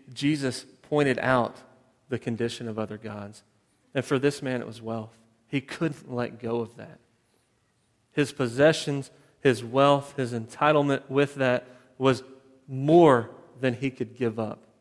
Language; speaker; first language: English; native; English